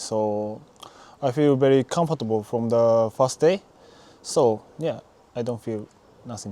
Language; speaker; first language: English; non-native, learner; Japanese